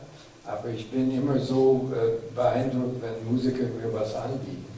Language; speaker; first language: German; non-native, fluent; English